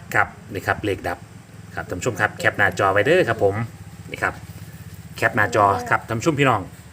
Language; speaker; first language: Thai; native; Thai